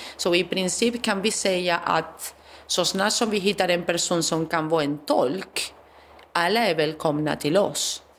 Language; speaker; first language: Swedish; non-native, fluent; Spanish